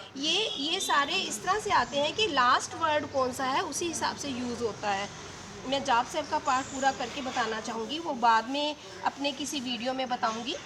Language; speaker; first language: Hindi; non-native, local second language; Punjabi